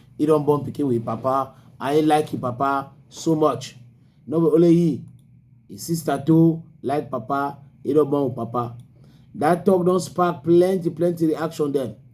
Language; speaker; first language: Nigerian Pidgin; native; Nigerian Pidgin